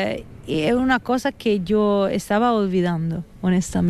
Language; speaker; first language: Spanish; non-native, fluent; Italian